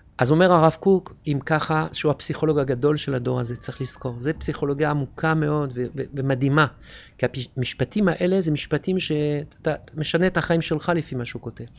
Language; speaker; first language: Hebrew; non-native, fluent; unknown